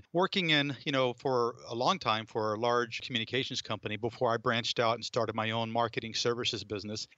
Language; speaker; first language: English; native; English